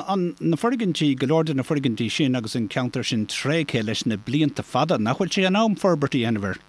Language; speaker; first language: Irish; native; Irish